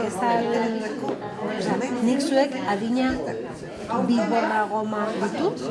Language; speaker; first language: Basque; non-native, local second language; Spanish